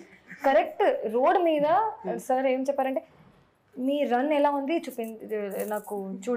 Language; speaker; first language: Telugu; non-native, local second language; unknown